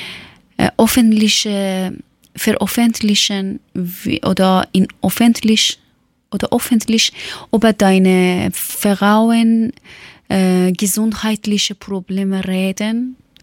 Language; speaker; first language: German; non-native, learner; Persian